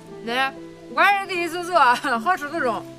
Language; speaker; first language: Chinese; native; Chinese